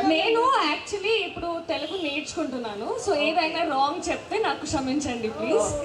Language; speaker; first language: Telugu; non-native, learner; Bangla